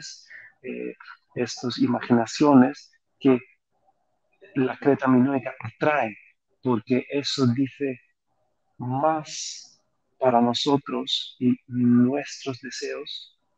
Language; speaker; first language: Spanish; non-native, fluent; Greek